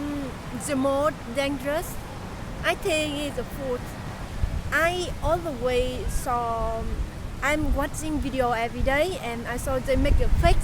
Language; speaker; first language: English; non-native, learner; Vietnamese